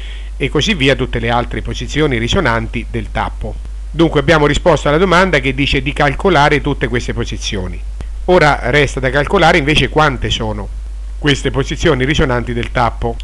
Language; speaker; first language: Italian; native; Italian